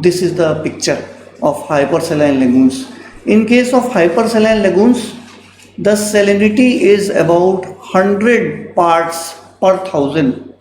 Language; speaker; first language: English; non-native, local second language; Hindi